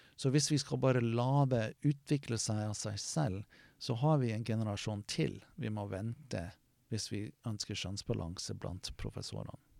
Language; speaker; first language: Norwegian; non-native, fluent; English